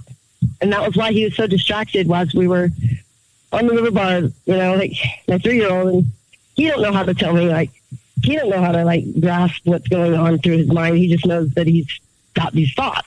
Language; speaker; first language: English; native; English